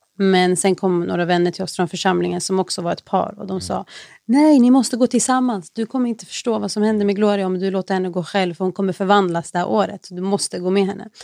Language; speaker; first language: Swedish; early bilingual, other home language; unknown